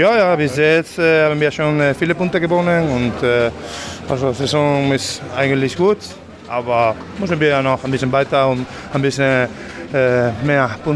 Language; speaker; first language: German; non-native, fluent; Spanish